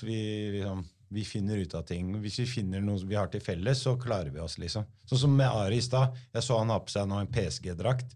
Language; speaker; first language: Norwegian; early bilingual, other home language; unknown